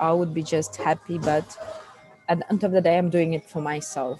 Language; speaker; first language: English; non-native, fluent; Russian